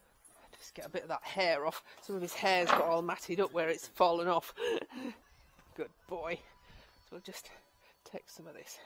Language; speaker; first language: English; native; English